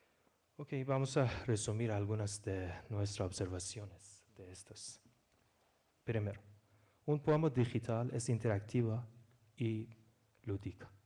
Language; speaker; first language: Spanish; non-native, fluent; Persian